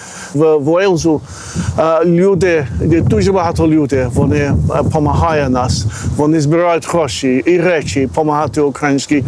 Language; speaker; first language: Ukrainian; early bilingual, heritage; Ukrainian